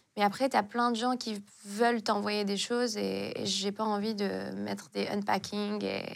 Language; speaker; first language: French; non-native, local second language; Arabic